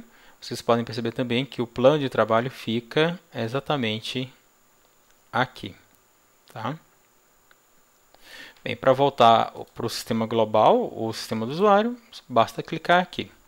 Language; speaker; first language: Portuguese; native; Portuguese